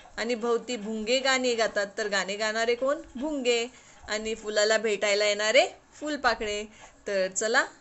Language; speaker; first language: Marathi; non-native, local second language; Urdu